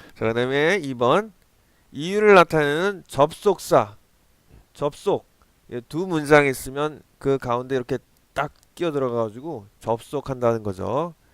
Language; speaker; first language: Korean; native; Korean